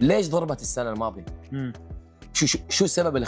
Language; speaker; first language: Arabic; native; Arabic